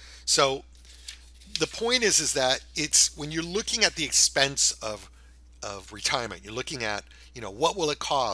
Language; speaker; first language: English; native; English